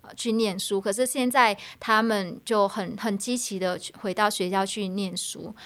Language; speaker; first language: Chinese; non-native, fluent; Vietnamese